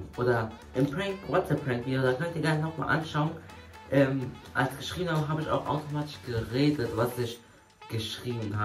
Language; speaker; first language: German; early bilingual, other home language; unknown